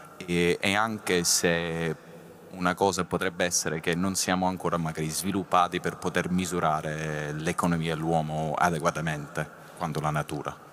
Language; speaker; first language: Italian; non-native, fluent; English